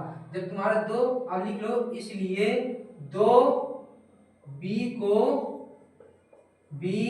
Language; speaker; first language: Hindi; native; Hindi